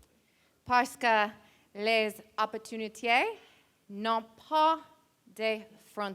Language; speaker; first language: French; non-native, learner; English